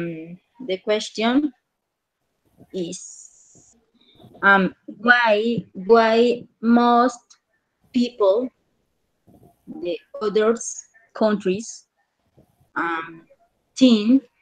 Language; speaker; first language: English; non-native, learner; Spanish